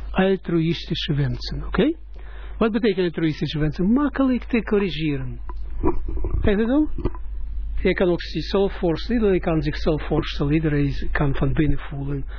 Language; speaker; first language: Dutch; non-native, fluent; Russian